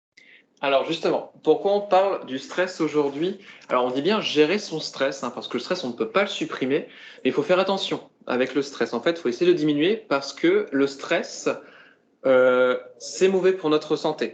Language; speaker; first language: French; native; French